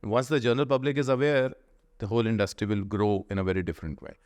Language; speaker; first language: English; non-native, local second language; Punjabi